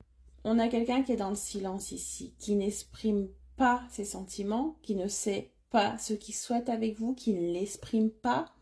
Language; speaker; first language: French; native; French